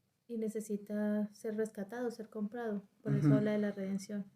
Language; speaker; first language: Spanish; native; Spanish